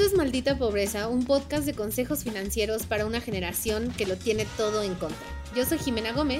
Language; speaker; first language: Spanish; native; Spanish